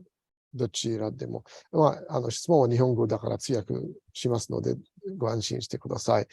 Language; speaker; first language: Japanese; non-native, fluent; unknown